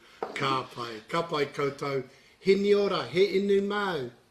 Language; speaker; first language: Māori; non-native, local second language; English